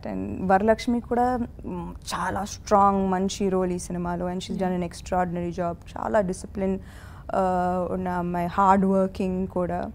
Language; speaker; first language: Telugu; non-native, fluent; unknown